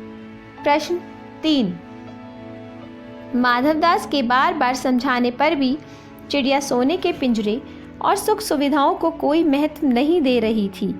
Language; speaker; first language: Hindi; native; Hindi